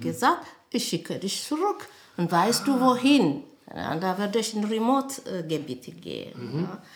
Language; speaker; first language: German; non-native, learner; Amharic